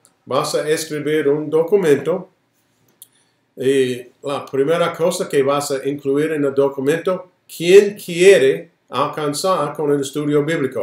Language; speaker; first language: Spanish; non-native, fluent; English